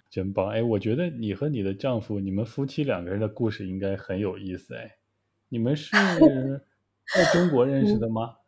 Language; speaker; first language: Chinese; native; Chinese